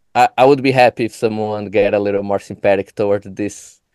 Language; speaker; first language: English; non-native, fluent; Portuguese